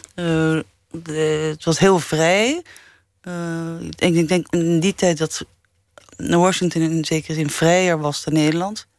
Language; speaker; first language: Dutch; early bilingual, other home language; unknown